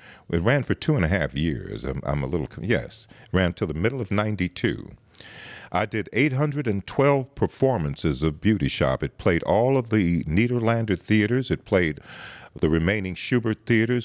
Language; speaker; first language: English; native; English